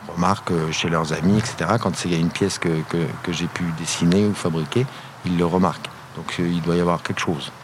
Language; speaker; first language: French; native; French